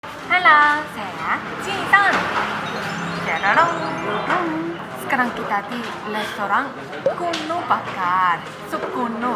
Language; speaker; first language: Indonesian; non-native, fluent; Korean